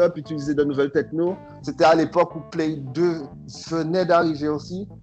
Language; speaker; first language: French; native; French